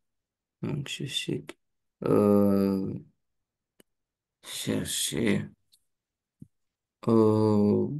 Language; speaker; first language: French; non-native, learner; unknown